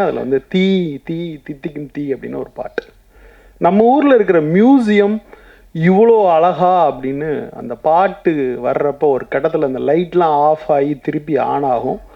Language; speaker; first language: Tamil; native; Tamil